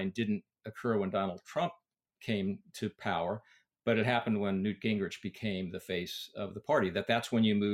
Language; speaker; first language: English; native; English